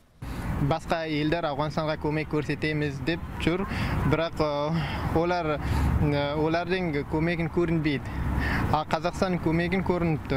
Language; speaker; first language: Kazakh; non-native, fluent; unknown